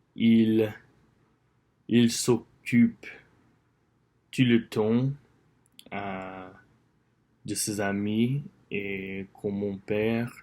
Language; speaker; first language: French; non-native, learner; English